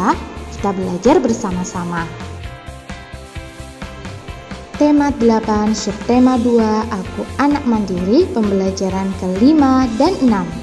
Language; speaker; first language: Indonesian; native; Indonesian